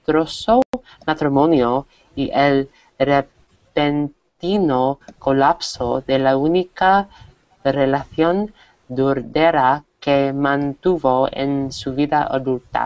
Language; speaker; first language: Spanish; non-native, learner; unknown